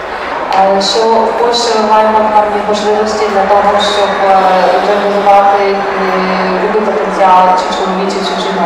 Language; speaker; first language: Polish; non-native, learner; Ukrainian